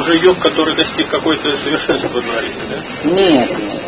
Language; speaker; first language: Russian; native; Russian